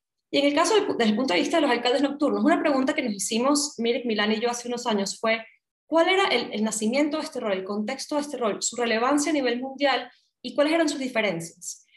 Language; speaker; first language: Spanish; native; Spanish